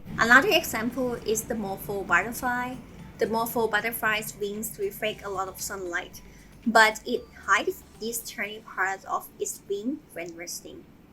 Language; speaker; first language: English; non-native, fluent; Thai